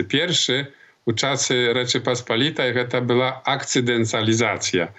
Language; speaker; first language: Polish; non-native, local second language; Belarusian